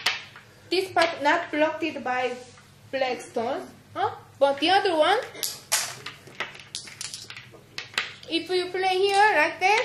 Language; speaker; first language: English; non-native, learner; Korean